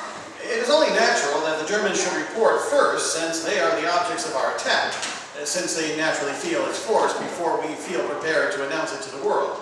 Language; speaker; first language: English; native; English